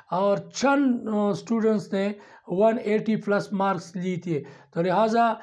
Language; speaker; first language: Urdu; non-native, local second language; Pashto